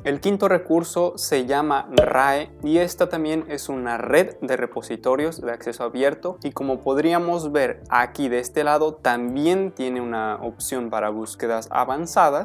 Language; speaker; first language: Spanish; native; Spanish